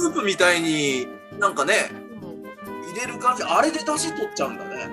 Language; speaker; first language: Japanese; native; Japanese